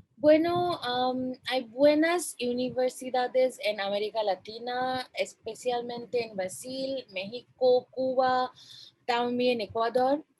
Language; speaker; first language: Spanish; non-native, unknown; Bangla